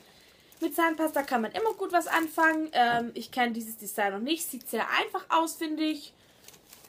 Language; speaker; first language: German; native; German